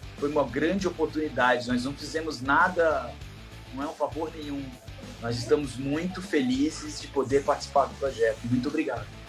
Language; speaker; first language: Portuguese; native; Portuguese